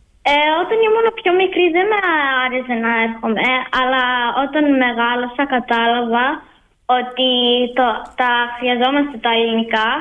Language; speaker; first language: Greek; early bilingual, heritage; Greek